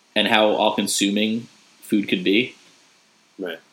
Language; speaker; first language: English; native; English